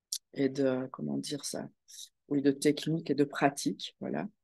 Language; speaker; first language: French; native; French